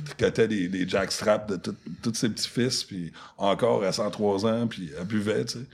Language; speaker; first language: French; non-native, local second language; English